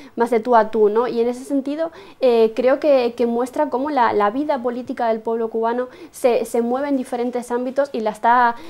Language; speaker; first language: Spanish; native; Spanish